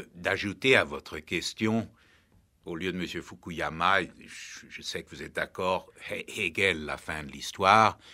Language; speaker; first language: French; native; French